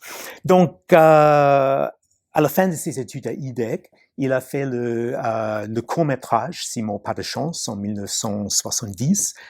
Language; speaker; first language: French; non-native, fluent; English